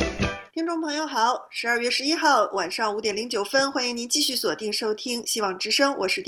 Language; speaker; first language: Chinese; native; Chinese